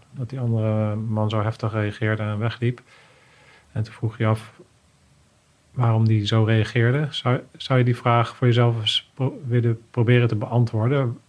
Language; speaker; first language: Dutch; native; Dutch